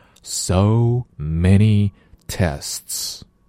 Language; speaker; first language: English; non-native, fluent; Chinese